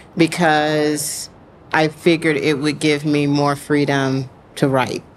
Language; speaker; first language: English; native; English